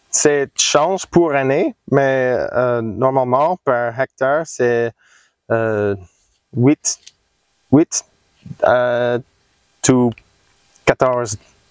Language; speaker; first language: French; non-native, learner; English